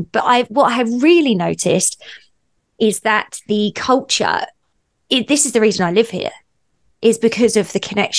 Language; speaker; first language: English; native; English